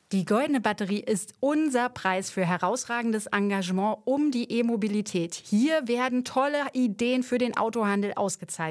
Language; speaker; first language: German; native; German